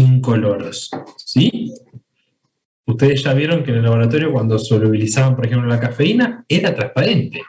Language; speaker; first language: Spanish; native; Spanish